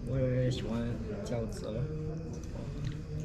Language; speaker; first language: Chinese; non-native, learner; Swahili